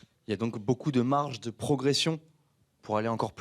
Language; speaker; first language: French; native; French